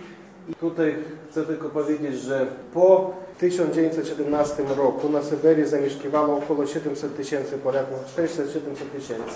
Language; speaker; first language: Polish; non-native, fluent; Russian